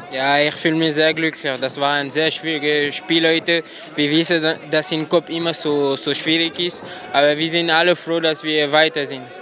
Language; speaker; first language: German; non-native, fluent; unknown